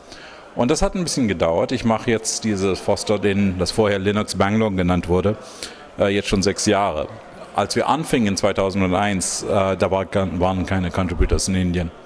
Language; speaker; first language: German; non-native, fluent; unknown